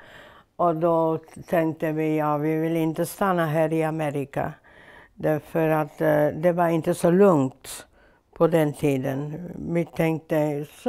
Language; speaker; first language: Swedish; non-native, fluent; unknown